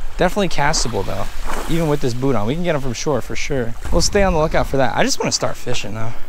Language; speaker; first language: English; native; English